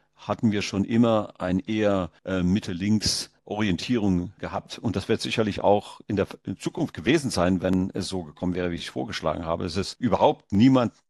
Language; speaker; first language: German; early bilingual, heritage; German